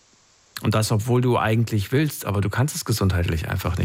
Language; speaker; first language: German; native; German